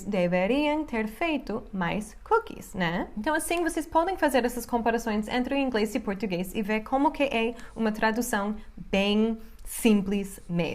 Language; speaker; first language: Portuguese; non-native, fluent; English